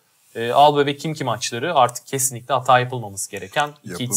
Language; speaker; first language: Turkish; native; Turkish